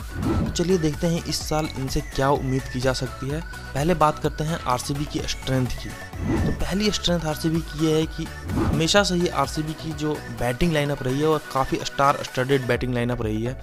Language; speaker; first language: Hindi; native; Hindi